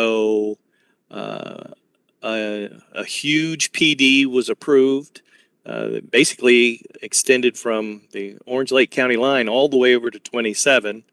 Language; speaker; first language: English; native; English